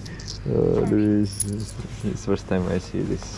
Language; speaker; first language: English; non-native, learner; Indonesian